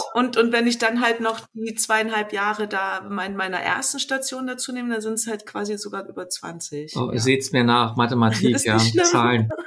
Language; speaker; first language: German; native; German